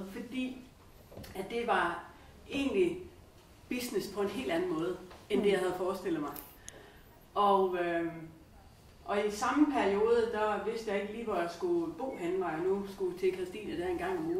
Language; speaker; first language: Danish; native; Danish